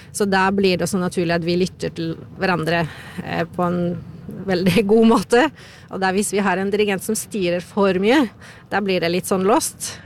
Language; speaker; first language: Norwegian; non-native, fluent; Polish